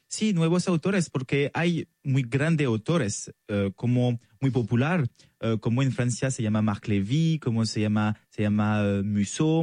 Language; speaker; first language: Spanish; non-native, fluent; French